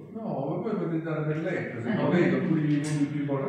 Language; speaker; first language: Italian; native; Italian